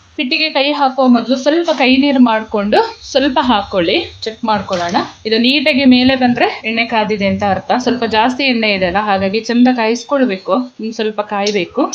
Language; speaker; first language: Kannada; non-native, local second language; Kodava